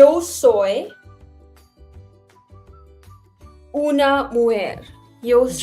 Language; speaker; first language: Spanish; non-native, learner; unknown